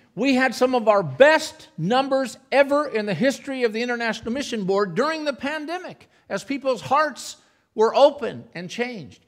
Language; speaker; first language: English; native; English